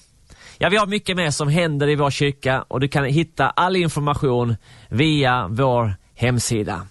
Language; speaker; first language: Swedish; native; Swedish